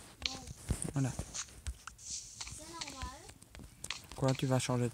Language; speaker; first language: French; native; French